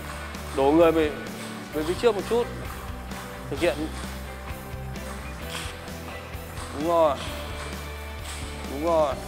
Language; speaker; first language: Vietnamese; native; Vietnamese